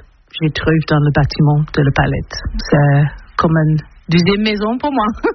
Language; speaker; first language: French; non-native, learner; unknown